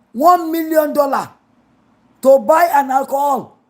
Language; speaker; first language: English; non-native, local second language; Yoruba